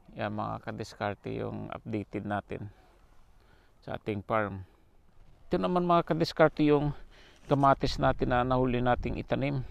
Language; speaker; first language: Filipino; non-native, local second language; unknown